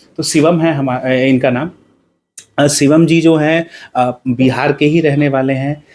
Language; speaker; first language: Hindi; native; Hindi